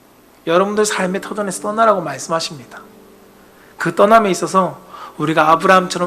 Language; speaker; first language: Korean; native; Korean